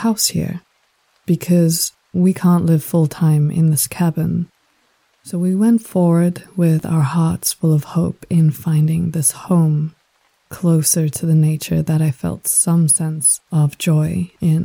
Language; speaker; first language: English; native; English